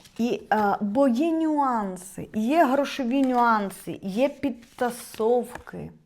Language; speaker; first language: Ukrainian; non-native, local second language; Russian